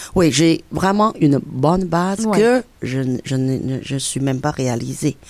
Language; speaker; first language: French; non-native, fluent; Chinese